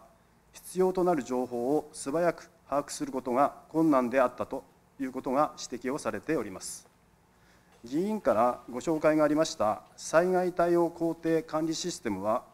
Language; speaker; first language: Japanese; native; Japanese